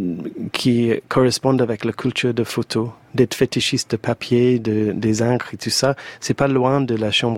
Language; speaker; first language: French; non-native, fluent; English